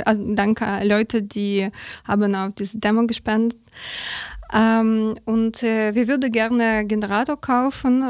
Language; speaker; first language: German; non-native, learner; Ukrainian